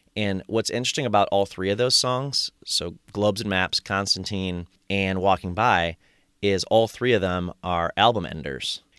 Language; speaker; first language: English; native; English